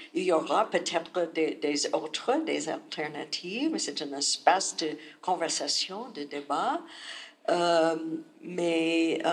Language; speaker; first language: French; non-native, learner; English